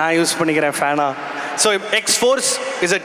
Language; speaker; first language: Tamil; native; Tamil